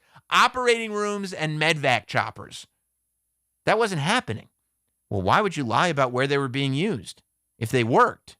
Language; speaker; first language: English; native; English